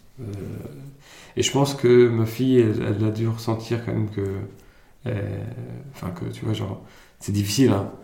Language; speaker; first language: French; early bilingual, other home language; Italian